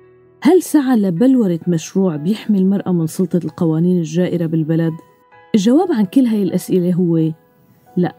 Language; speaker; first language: Arabic; native; Arabic